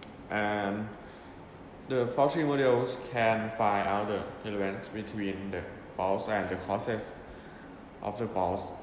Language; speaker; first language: English; non-native, learner; Thai